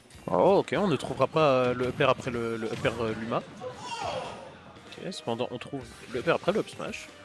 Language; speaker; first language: French; native; French